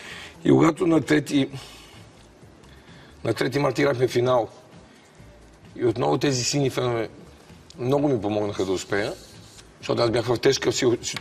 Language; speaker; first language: Bulgarian; native; Bulgarian